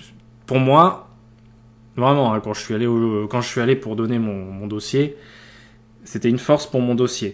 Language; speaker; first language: French; native; French